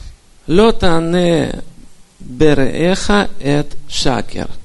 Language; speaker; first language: Hebrew; non-native, fluent; Russian